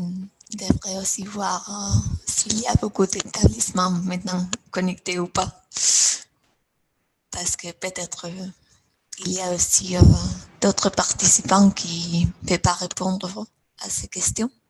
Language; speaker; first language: French; non-native, fluent; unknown